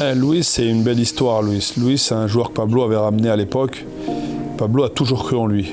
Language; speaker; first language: French; native; French